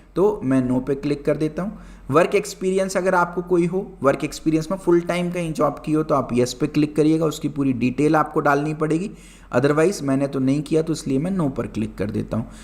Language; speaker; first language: Hindi; native; Hindi